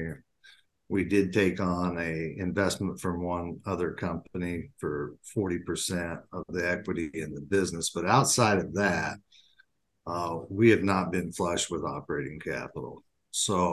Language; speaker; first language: English; native; English